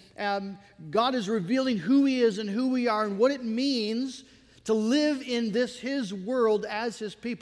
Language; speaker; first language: English; native; English